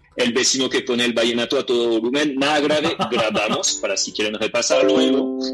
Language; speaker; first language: Spanish; non-native, fluent; French